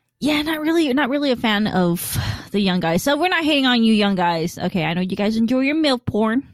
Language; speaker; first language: English; early bilingual, other home language; Khmer